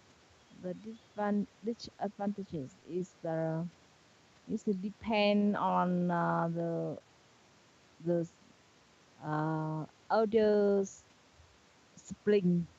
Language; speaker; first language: English; non-native, learner; Vietnamese